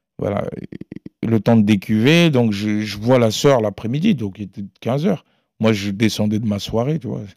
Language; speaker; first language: French; early bilingual, other home language; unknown